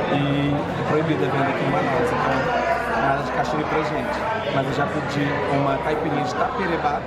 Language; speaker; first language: Portuguese; native; Portuguese